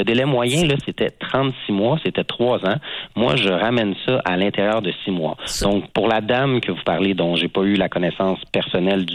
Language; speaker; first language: French; native; French